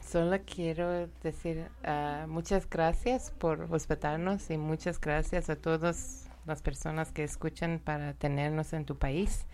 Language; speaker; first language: Spanish; non-native, learner; Persian